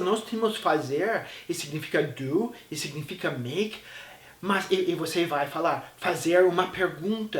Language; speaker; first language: Portuguese; non-native, fluent; English